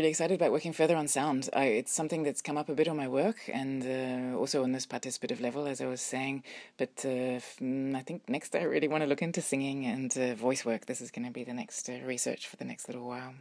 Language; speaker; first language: English; native; English